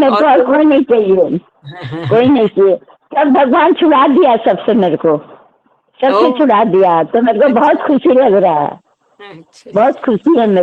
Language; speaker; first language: Hindi; non-native, local second language; Odia